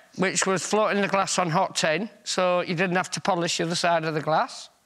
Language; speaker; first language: English; native; English